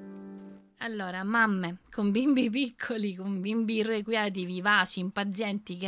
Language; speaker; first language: Italian; native; Italian